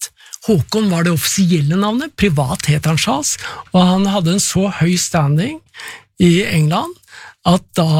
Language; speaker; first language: Norwegian; native; Norwegian